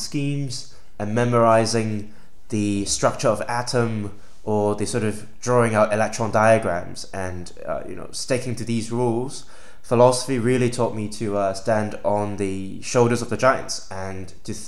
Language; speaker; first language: English; non-native, local second language; Cantonese